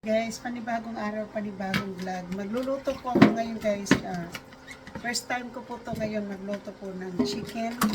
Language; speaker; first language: Filipino; non-native, local second language; Cebuano